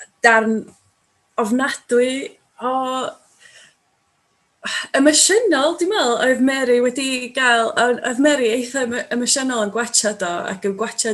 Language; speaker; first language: Welsh; native; Welsh